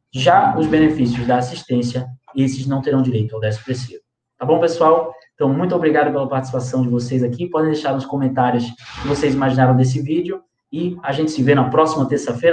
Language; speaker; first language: Portuguese; native; Portuguese